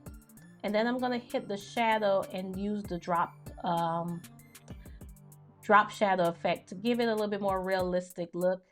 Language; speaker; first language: English; native; English